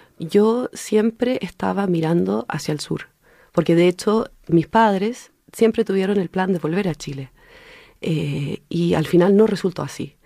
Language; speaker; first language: Spanish; early bilingual, heritage; Spanish